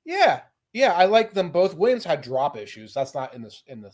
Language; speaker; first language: English; native; English